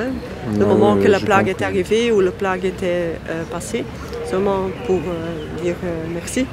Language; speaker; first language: French; non-native, local second language; Dutch